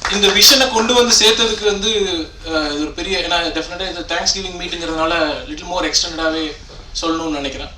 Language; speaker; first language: Tamil; native; Tamil